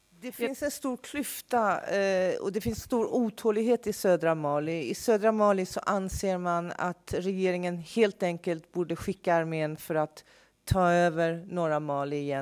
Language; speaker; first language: Swedish; non-native, fluent; English